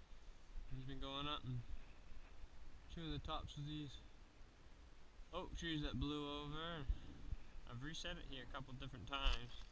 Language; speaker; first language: English; native; English